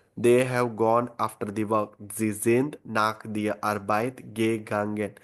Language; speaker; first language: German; non-native, fluent; Hindi